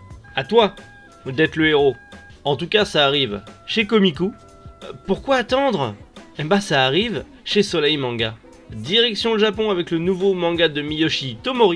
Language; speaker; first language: French; native; French